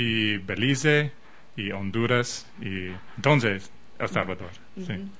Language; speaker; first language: Spanish; non-native, learner; English